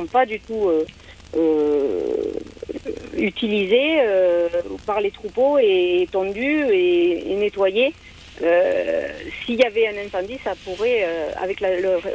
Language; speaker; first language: French; native; French